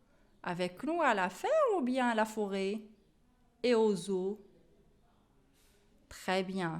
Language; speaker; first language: French; non-native, local second language; Arabic